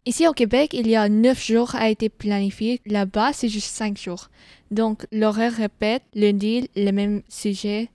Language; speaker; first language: French; non-native, learner; Filipino